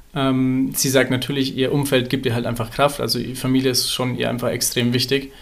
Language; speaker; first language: German; native; German